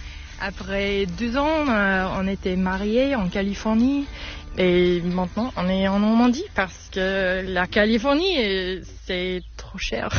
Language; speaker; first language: French; non-native, learner; English